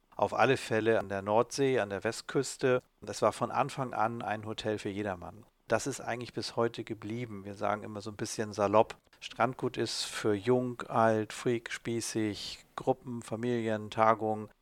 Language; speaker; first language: German; native; German